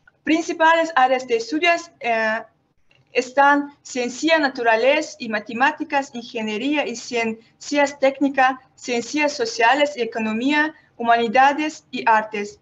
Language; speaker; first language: Spanish; non-native, learner; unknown